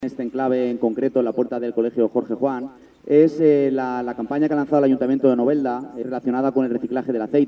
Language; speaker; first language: Spanish; native; Spanish